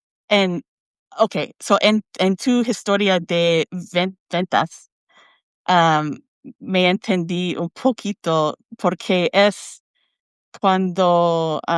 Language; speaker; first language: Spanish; non-native, learner; English